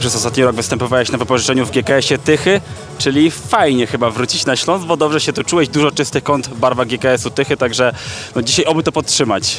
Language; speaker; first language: Polish; native; Polish